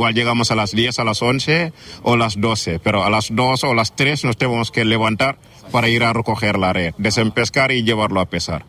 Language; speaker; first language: Spanish; non-native, fluent; Wolof